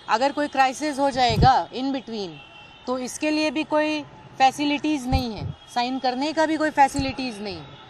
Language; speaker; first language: Hindi; non-native, local second language; Urdu